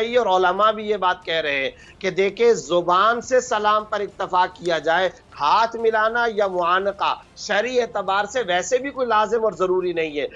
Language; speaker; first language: Urdu; native; Urdu